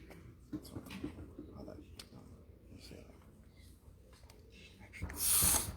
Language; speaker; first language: English; native; English